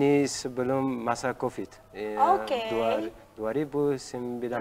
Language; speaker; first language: Indonesian; non-native, learner; Uzbek